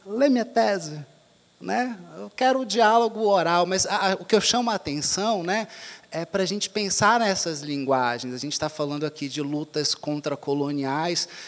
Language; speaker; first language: Portuguese; native; Portuguese